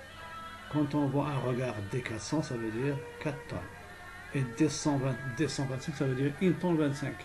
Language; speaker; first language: French; non-native, local second language; Arabic